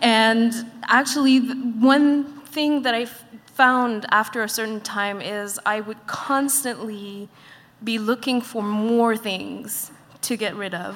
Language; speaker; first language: English; native; English